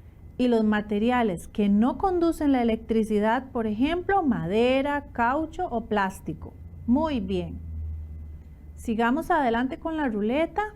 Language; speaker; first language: Spanish; native; Spanish